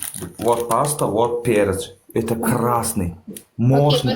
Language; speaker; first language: Russian; non-native, learner; Turkmen